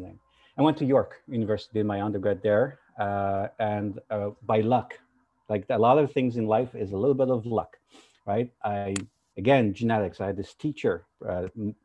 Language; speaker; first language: English; non-native, fluent; Portuguese